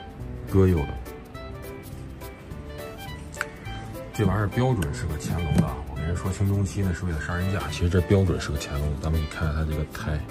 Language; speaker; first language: Chinese; native; Chinese